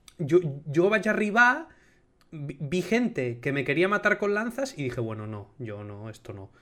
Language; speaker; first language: Spanish; non-native, local second language; Catalan